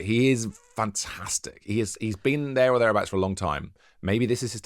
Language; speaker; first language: English; native; English